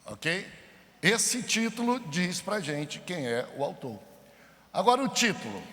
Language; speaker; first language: Portuguese; native; Portuguese